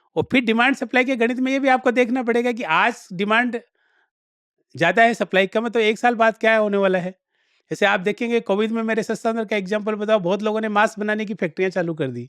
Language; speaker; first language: Hindi; native; Hindi